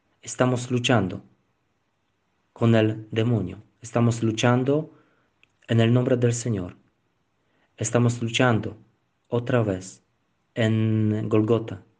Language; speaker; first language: Spanish; non-native, learner; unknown